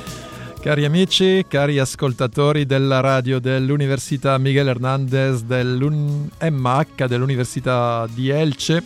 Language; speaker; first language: Italian; non-native, fluent; Spanish